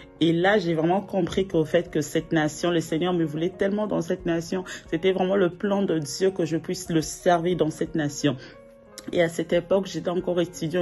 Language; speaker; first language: French; non-native, local second language; Lingala